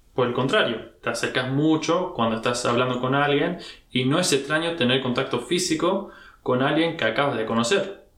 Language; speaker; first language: Spanish; early bilingual, heritage; Spanish